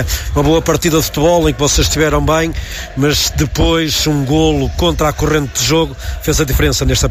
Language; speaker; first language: Portuguese; native; Portuguese